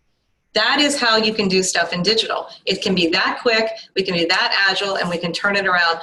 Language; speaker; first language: English; native; English